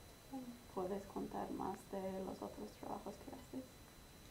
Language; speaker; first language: Spanish; non-native, fluent; English